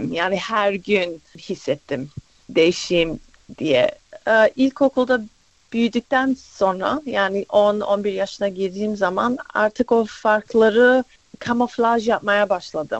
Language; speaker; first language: Turkish; early bilingual, other home language; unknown